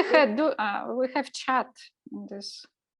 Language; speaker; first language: English; non-native, learner; Russian